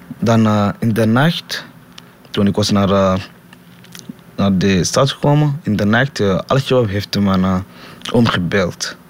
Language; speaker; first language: Dutch; non-native, learner; Somali